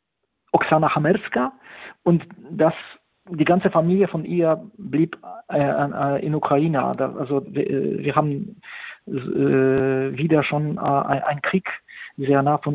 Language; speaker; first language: German; non-native, fluent; Polish